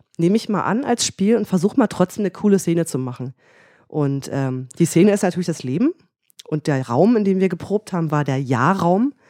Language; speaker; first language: German; native; German